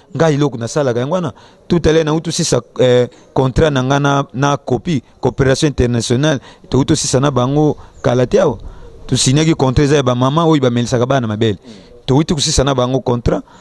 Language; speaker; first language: Lingala; non-native, local second language; Kongo